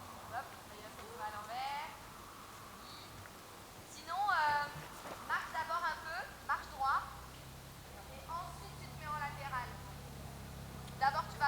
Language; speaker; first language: French; native; French